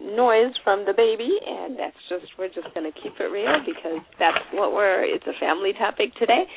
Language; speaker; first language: English; non-native, local second language; Shona